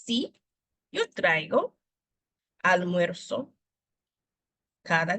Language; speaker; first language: Spanish; non-native, fluent; English